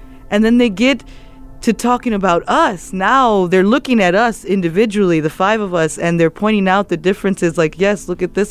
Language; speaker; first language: English; early bilingual, other home language; Spanish